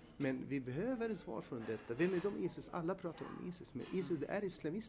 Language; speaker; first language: Swedish; non-native, fluent; Arabic